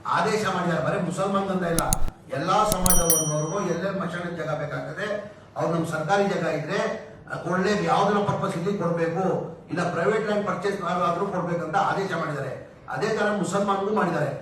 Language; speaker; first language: Kannada; non-native, local second language; Urdu